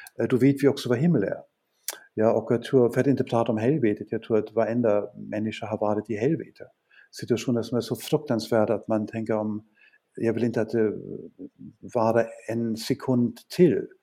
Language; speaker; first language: Swedish; non-native, fluent; German